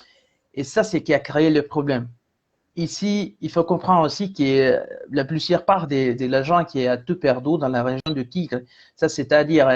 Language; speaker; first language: French; non-native, fluent; Spanish